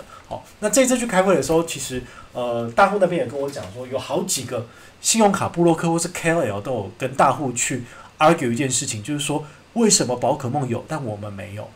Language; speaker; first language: Chinese; native; Chinese